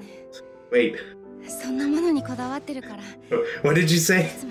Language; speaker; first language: English; native; English